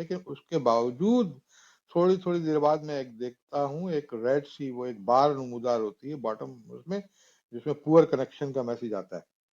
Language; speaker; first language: Urdu; native; Urdu